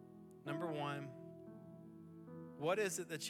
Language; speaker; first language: English; native; English